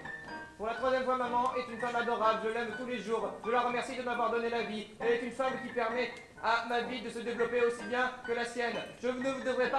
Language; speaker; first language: French; native; French